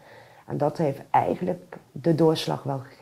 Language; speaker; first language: Dutch; native; Dutch